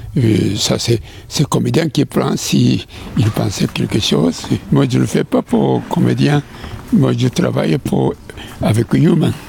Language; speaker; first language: French; non-native, learner; Japanese